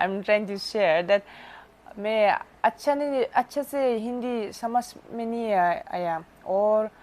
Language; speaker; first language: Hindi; non-native, local second language; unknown